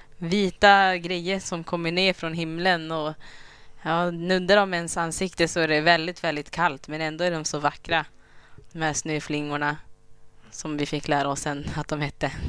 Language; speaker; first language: Swedish; early bilingual, other home language; Kinyarwanda